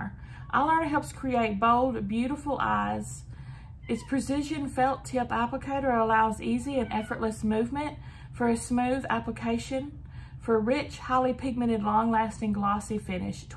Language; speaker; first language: English; native; English